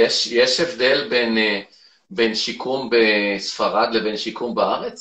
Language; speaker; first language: Hebrew; native; Hebrew